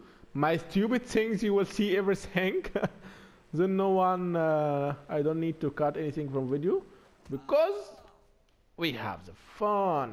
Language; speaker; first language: English; non-native, learner; Arabic